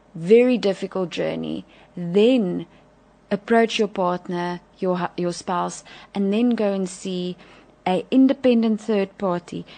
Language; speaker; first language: English; non-native, local second language; Afrikaans